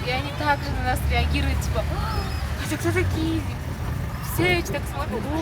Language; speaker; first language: Russian; non-native, local second language; Kazakh